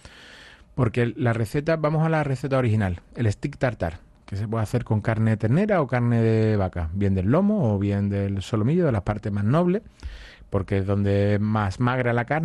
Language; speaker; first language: Spanish; native; Spanish